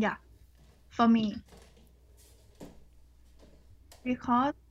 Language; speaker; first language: English; non-native, learner; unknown